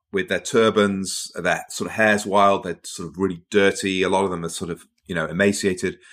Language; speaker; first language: English; native; English